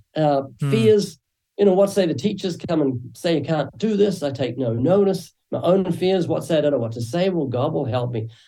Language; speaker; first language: English; native; English